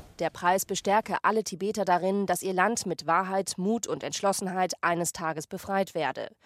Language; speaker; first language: German; native; German